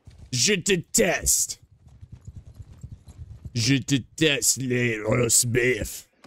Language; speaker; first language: French; non-native, learner; English